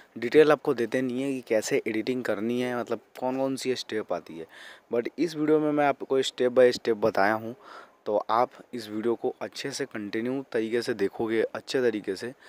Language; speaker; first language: Hindi; native; Hindi